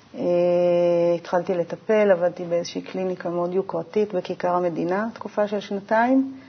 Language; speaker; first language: Hebrew; native; Hebrew